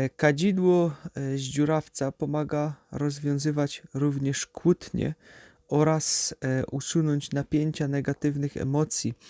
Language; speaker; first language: Polish; native; Polish